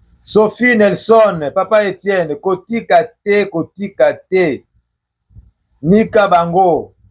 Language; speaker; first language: Lingala; non-native, local second language; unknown